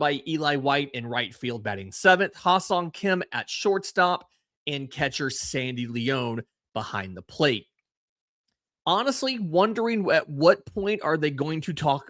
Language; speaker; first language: English; native; English